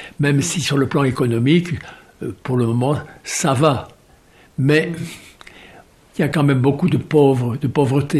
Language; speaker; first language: French; native; French